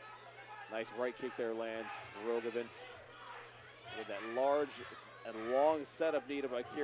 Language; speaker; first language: English; native; English